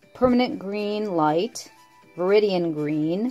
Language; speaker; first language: English; native; English